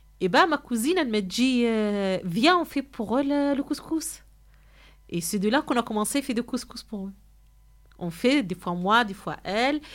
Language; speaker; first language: French; non-native, local second language; Arabic